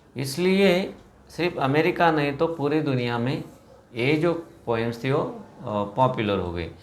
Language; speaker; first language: Hindi; non-native, local second language; Marathi